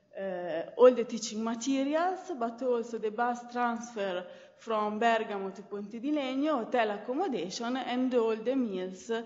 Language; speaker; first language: English; non-native, fluent; Italian